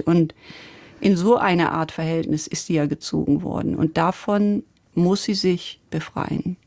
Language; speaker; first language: German; native; German